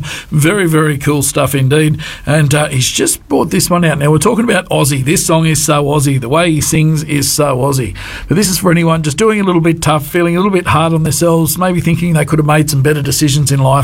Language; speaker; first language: English; native; English